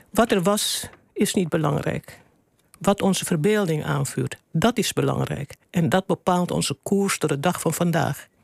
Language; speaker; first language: Dutch; native; Dutch